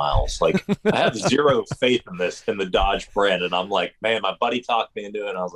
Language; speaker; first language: English; native; English